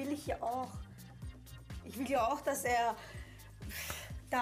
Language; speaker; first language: German; early bilingual, other home language; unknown